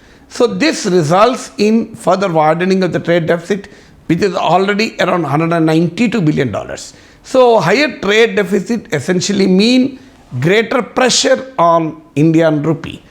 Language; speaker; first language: English; non-native, local second language; Telugu